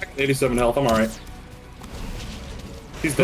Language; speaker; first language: English; native; English